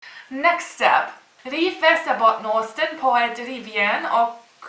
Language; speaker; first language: Swedish; non-native, learner; German